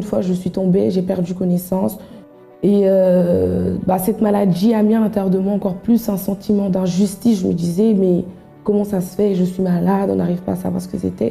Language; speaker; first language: French; native; French